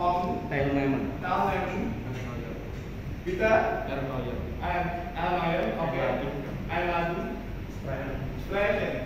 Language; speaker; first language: German; non-native, learner; Indonesian